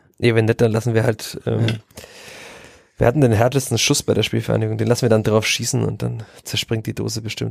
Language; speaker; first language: German; native; German